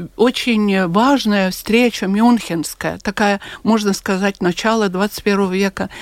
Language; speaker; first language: Russian; non-native, local second language; Latvian